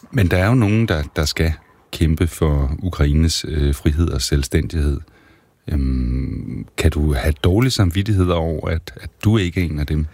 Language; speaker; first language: Danish; native; Danish